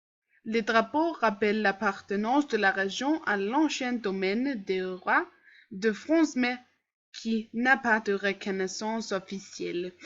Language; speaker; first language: French; non-native, learner; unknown